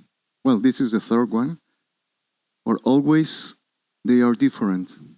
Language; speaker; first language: English; non-native, learner; Spanish